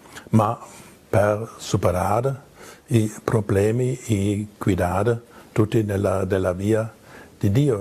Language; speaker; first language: Italian; non-native, fluent; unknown